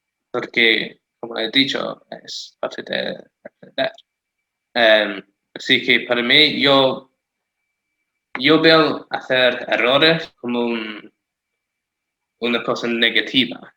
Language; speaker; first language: Spanish; non-native, fluent; English